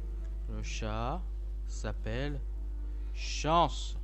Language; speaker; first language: French; native; French